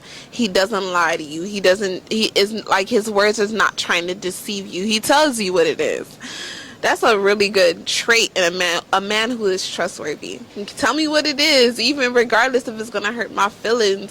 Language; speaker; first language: English; native; English